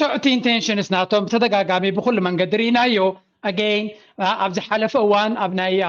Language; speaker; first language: Tigrinya; non-native, local second language; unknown